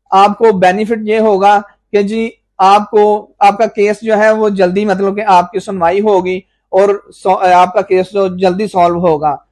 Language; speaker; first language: Urdu; non-native, local second language; Punjabi